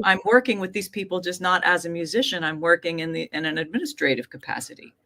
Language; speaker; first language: English; native; English